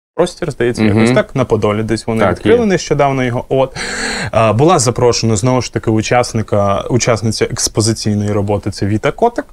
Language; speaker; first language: Ukrainian; native; Ukrainian